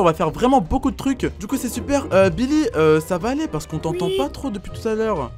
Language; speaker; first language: French; native; French